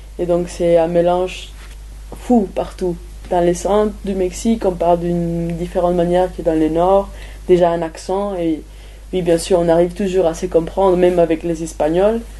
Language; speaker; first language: French; non-native, fluent; Spanish